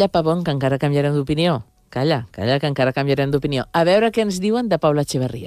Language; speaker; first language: Catalan; native; Catalan